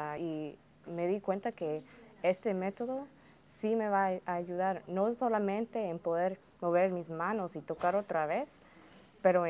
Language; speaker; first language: Spanish; early bilingual, heritage; Spanish